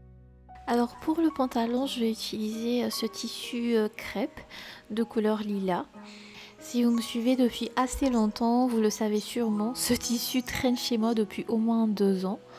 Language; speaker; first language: French; native; French